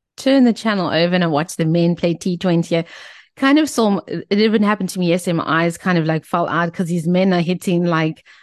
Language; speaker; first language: English; native; English